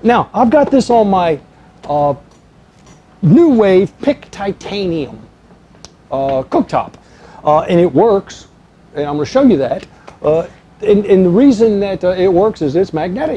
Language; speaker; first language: English; native; English